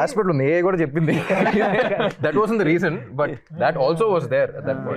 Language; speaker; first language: Telugu; native; Telugu